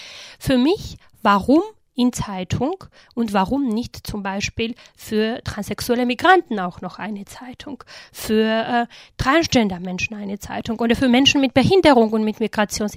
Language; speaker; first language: German; non-native, fluent; Georgian